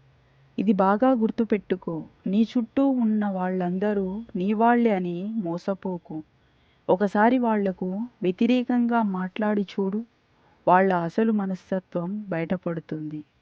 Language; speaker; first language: Telugu; native; Telugu